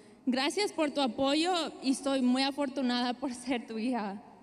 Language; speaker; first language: Spanish; early bilingual, heritage; Spanish